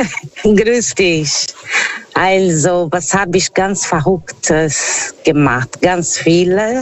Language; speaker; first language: German; non-native, learner; Portuguese